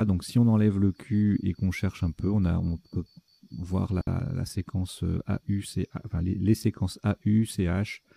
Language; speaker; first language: French; native; French